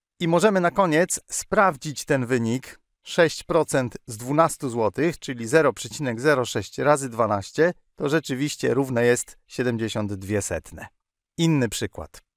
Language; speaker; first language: Polish; native; Polish